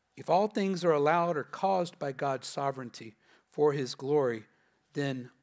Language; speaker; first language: English; native; English